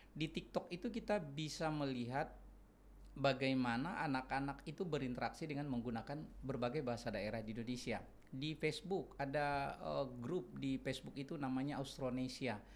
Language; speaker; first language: Indonesian; non-native, local second language; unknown